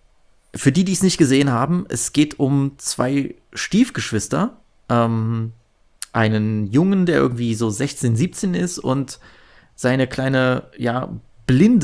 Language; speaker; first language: German; native; German